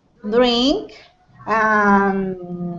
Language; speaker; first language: English; non-native, learner; Spanish